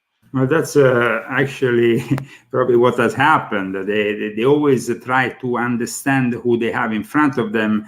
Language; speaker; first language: English; non-native, fluent; Italian